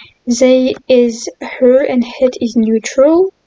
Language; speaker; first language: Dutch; non-native, learner; French